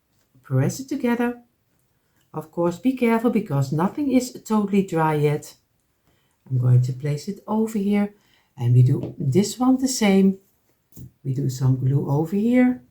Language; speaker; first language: English; non-native, fluent; Dutch